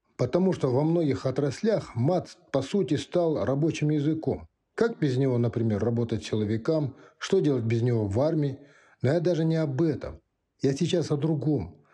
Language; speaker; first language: Russian; non-native, local second language; Kazakh